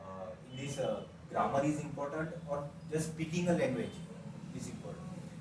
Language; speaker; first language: English; non-native, local second language; Marathi